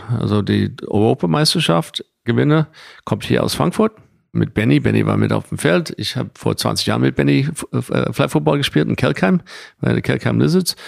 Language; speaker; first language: German; non-native, fluent; English